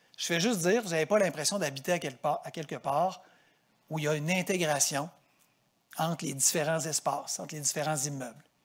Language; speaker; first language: French; native; French